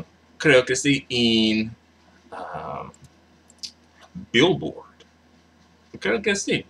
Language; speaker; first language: Spanish; non-native, learner; English